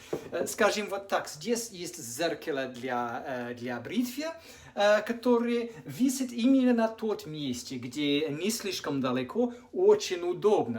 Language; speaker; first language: Russian; non-native, fluent; English